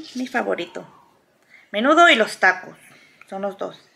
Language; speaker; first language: Spanish; native; Spanish